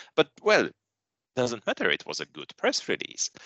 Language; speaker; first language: English; non-native, fluent; Polish